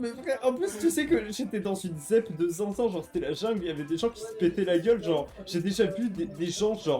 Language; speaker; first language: French; native; French